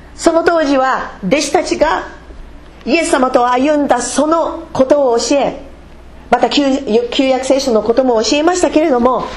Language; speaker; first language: Japanese; non-native, fluent; English